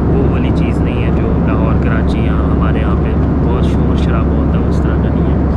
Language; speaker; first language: Urdu; native; Urdu